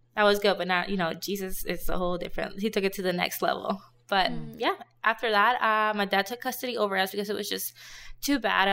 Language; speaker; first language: English; non-native, fluent; Spanish